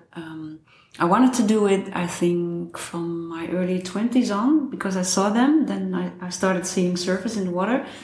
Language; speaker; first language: English; non-native, fluent; Dutch